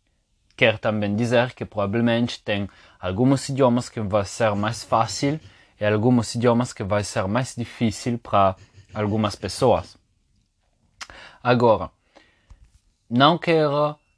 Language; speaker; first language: Portuguese; non-native, fluent; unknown